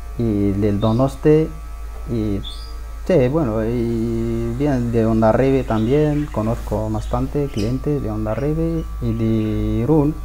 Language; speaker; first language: Spanish; non-native, learner; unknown